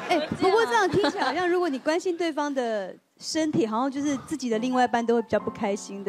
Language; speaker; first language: Chinese; native; Chinese